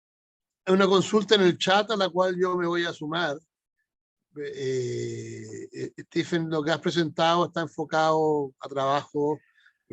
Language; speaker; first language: Spanish; native; Spanish